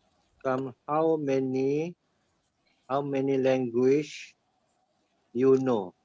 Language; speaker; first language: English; non-native, local second language; Malay